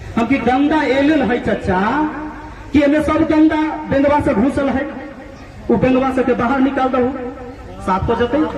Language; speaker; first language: Hindi; native; Hindi